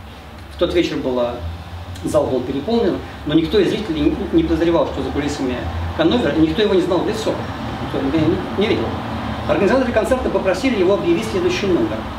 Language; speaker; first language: Russian; native; Russian